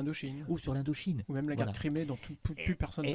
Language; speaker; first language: French; native; French